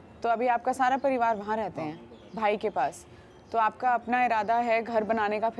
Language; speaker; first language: Hindi; native; Hindi